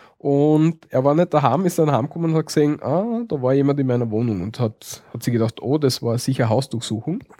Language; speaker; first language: German; native; German